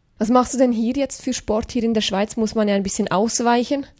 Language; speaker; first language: German; native; German